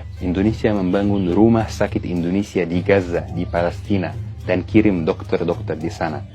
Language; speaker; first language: Indonesian; non-native, fluent; Arabic